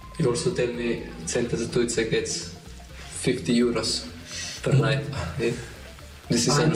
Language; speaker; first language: English; non-native, fluent; Slovenian